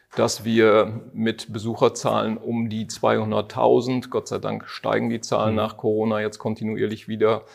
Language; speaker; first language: German; native; German